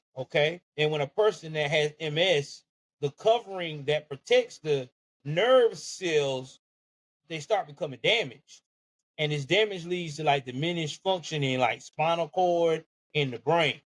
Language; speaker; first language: English; native; English